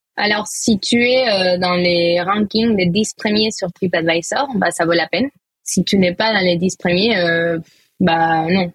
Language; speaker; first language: French; non-native, fluent; Spanish